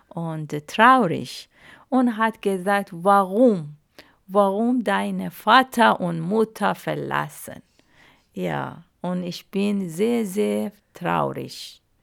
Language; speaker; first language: German; non-native, learner; Arabic